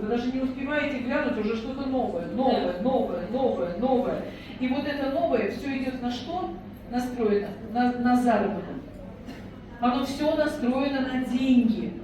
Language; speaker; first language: Russian; native; Russian